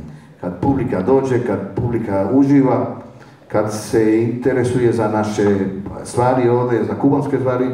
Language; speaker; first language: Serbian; non-native, fluent; Spanish